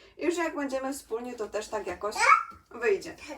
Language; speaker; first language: Polish; native; Polish